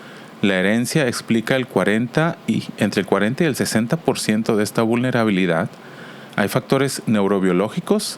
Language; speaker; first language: Spanish; native; Spanish